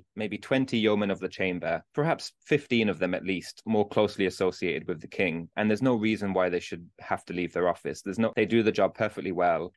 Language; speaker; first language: English; native; English